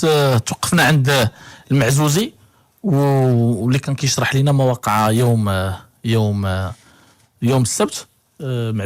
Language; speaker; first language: Arabic; native; Arabic